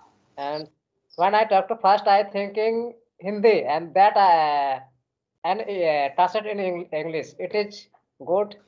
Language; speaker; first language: English; non-native, learner; Hindi